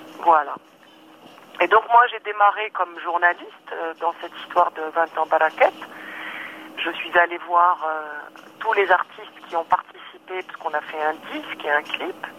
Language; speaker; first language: French; non-native, local second language; Arabic